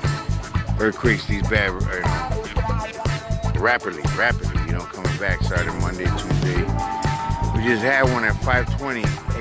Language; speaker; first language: English; non-native, local second language; Spanish